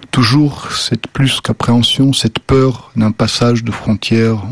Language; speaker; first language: French; early bilingual, other home language; Slovenian